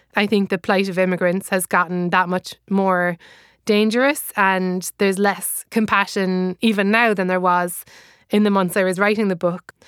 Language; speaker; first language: English; native; English